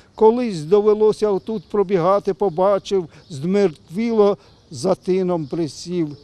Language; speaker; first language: Ukrainian; native; Ukrainian